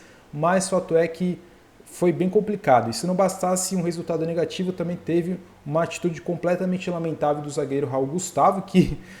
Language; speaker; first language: Portuguese; native; Portuguese